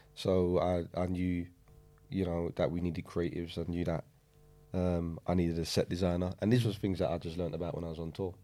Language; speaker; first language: English; native; English